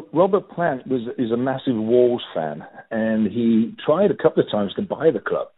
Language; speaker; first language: English; native; English